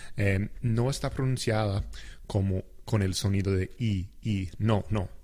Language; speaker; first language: Spanish; non-native, fluent; English